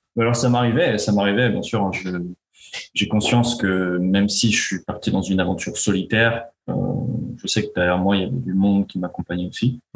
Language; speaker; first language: French; native; French